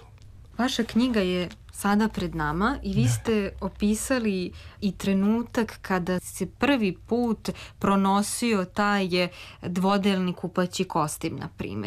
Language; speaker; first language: Serbian; native; Serbian